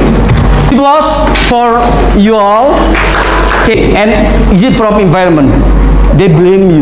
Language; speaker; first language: English; non-native, fluent; Indonesian